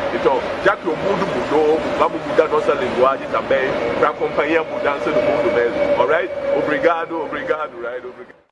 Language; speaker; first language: Portuguese; non-native, fluent; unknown